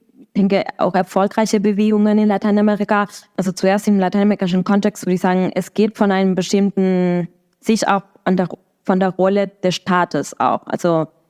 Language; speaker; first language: German; non-native, fluent; Spanish